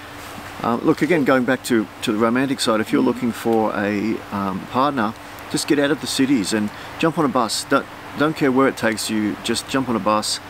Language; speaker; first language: English; native; English